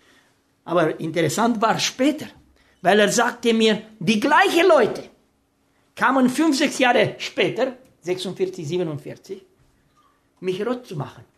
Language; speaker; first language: German; non-native, fluent; Romanian